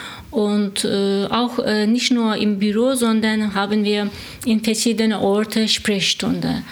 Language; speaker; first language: German; non-native, learner; Turkish